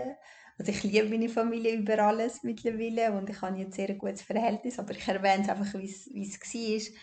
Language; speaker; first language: German; early bilingual, other home language; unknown